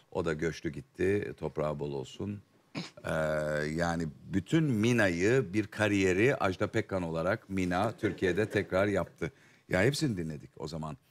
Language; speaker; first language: Turkish; native; Turkish